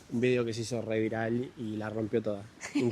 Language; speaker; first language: Spanish; native; Spanish